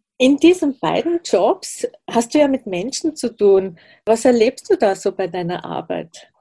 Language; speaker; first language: German; native; German